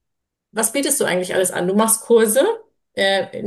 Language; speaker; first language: German; native; German